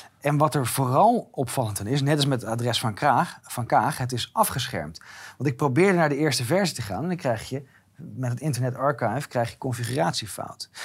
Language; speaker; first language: Dutch; native; Dutch